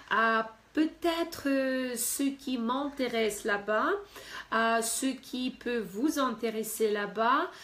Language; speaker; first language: French; non-native, fluent; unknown